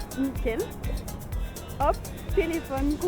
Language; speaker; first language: French; native; French